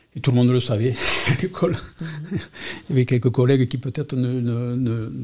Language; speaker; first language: French; non-native, local second language; Catalan